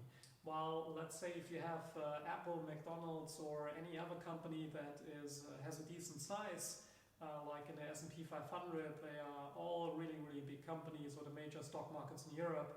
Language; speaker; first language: English; non-native, fluent; German